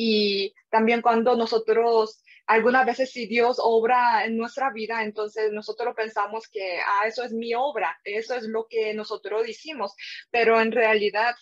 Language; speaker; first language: Spanish; non-native, fluent; Korean